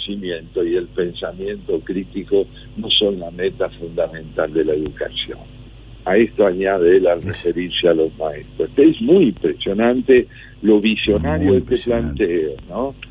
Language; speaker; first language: Spanish; native; Spanish